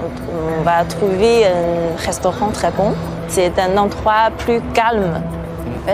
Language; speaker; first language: French; non-native, fluent; Chinese